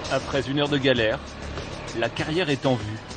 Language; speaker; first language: French; native; French